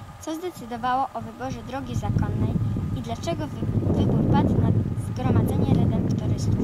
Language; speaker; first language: Polish; native; Polish